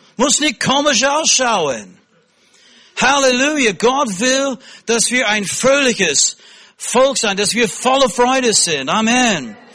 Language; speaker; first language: German; non-native, fluent; English